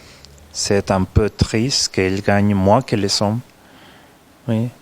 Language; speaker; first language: French; non-native, fluent; Spanish